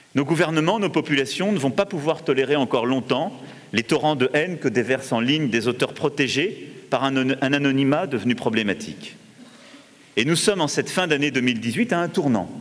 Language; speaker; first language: French; native; French